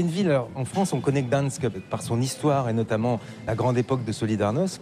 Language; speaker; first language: French; native; French